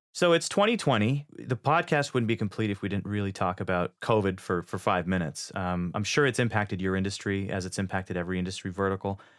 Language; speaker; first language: English; native; English